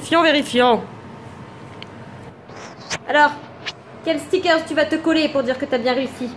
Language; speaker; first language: French; native; French